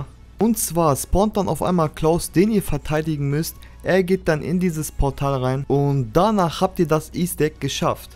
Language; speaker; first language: German; native; German